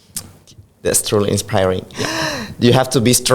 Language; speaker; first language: English; non-native, fluent; Indonesian